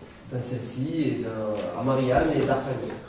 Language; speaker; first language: French; early bilingual, other home language; Arabic